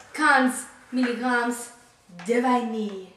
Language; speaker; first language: French; non-native, learner; English